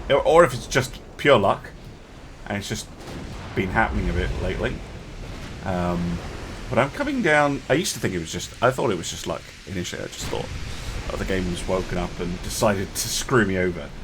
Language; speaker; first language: English; native; English